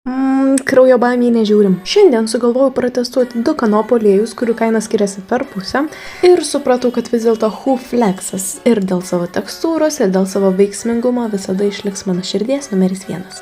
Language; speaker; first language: Lithuanian; native; Lithuanian